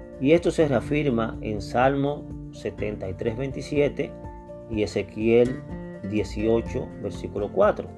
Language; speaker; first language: Spanish; native; Spanish